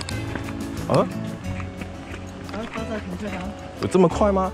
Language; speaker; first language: Chinese; native; Chinese